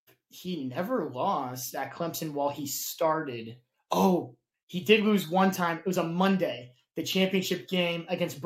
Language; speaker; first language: English; native; English